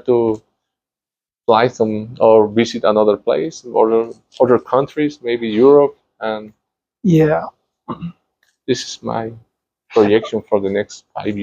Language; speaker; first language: English; non-native, learner; Spanish